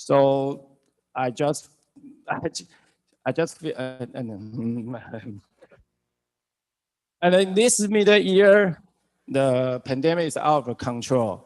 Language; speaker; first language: English; non-native, learner; Chinese